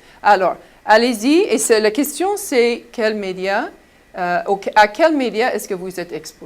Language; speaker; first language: French; non-native, fluent; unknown